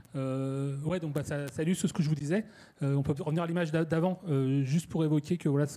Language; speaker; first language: French; native; French